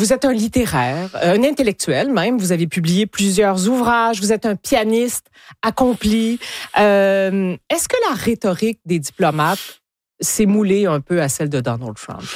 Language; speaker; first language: French; native; French